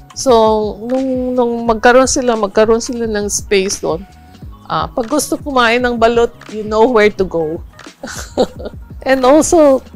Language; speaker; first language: Filipino; non-native, local second language; Cebuano